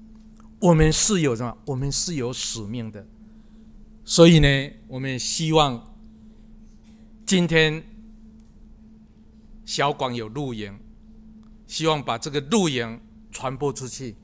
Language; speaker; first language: Chinese; non-native, local second language; Min Nan Chinese